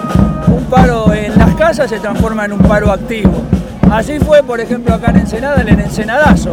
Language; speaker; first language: Spanish; native; Spanish